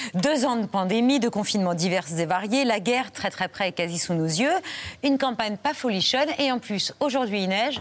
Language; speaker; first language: French; native; French